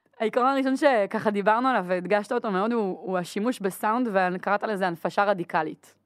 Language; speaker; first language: Hebrew; native; Hebrew